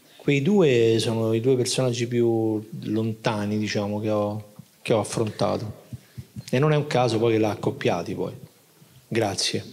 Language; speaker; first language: Italian; native; Italian